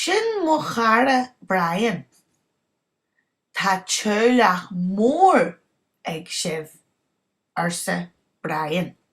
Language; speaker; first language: Irish; non-native, local second language; English